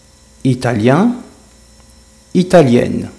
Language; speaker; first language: French; non-native, fluent; English